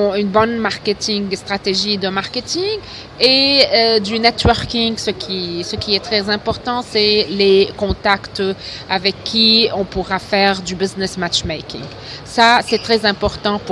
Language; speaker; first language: French; non-native, local second language; Arabic